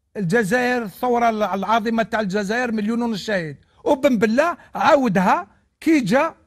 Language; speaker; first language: Arabic; non-native, local second language; Kabyle